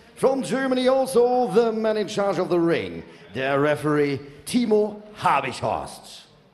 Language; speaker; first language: English; non-native, fluent; German